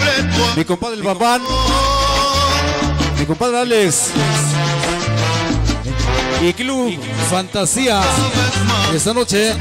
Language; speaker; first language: Spanish; native; Spanish